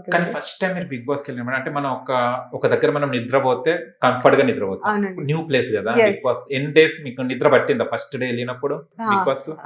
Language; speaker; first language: Telugu; native; Telugu